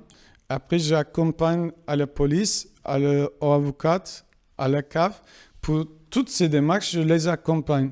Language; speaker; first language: French; non-native, fluent; Kurdish